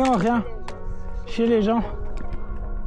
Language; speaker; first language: French; native; French